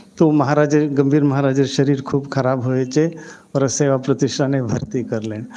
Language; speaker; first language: Bangla; non-native, local second language; Hindi